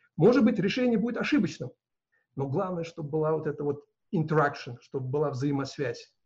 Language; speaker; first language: Russian; non-native, local second language; Uzbek